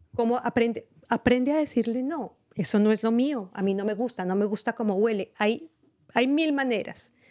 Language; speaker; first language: Spanish; native; Spanish